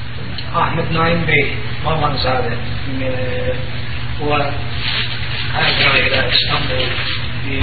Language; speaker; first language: Arabic; non-native, fluent; Turkish